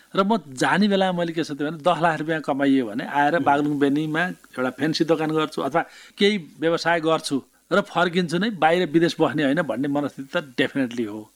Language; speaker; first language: Nepali; native; Nepali